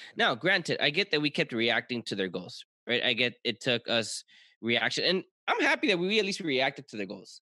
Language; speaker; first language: English; early bilingual, other home language; Spanish